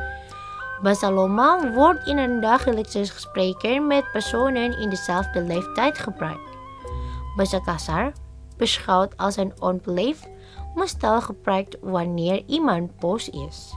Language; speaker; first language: Dutch; non-native, learner; Indonesian